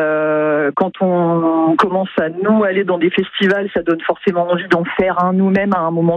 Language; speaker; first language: French; native; French